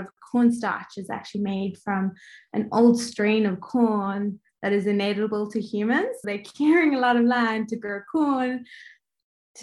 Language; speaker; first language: English; native; English